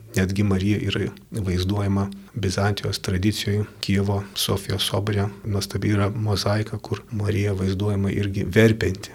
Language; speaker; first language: Lithuanian; native; Lithuanian